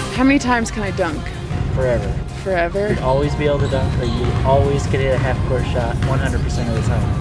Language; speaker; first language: English; native; English